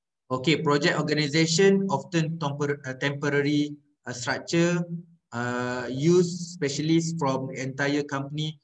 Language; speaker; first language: English; non-native, local second language; Malay